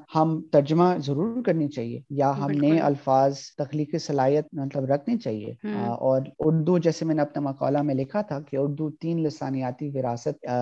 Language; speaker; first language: Urdu; early bilingual, heritage; Urdu